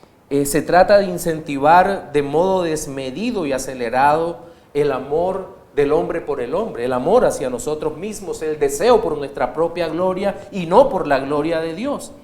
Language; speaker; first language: Spanish; native; Spanish